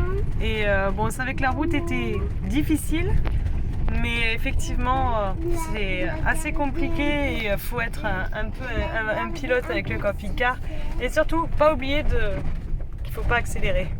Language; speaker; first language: French; native; French